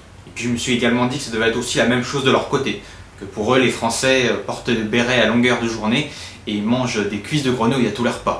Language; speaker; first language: French; native; French